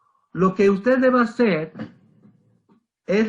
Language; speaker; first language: Spanish; non-native, fluent; English